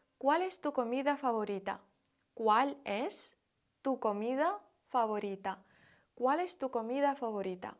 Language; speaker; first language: Spanish; non-native, fluent; Ukrainian